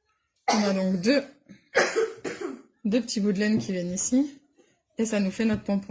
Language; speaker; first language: French; native; French